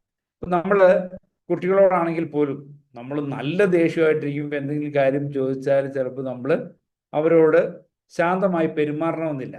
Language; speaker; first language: Malayalam; native; Malayalam